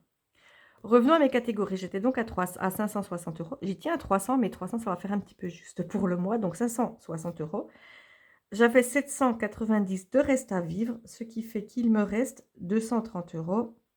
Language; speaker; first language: French; native; French